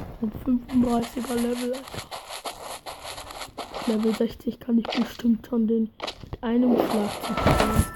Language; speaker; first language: German; early bilingual, other home language; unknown